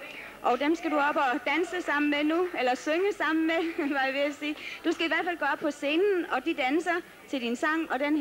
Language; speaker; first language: Danish; native; Danish